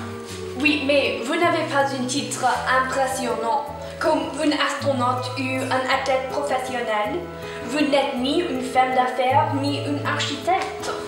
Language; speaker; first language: French; non-native, learner; English